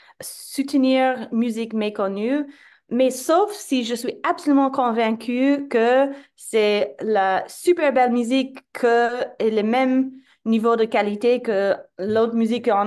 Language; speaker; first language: French; non-native, fluent; English